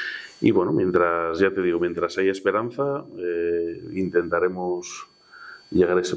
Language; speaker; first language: Spanish; native; Spanish